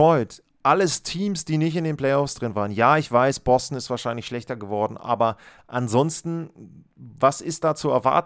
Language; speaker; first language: German; native; German